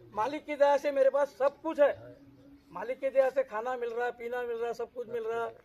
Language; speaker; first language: Hindi; non-native, local second language; Marathi